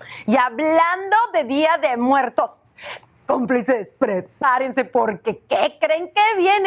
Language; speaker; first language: Spanish; native; Spanish